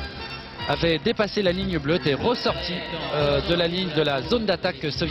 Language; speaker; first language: French; native; French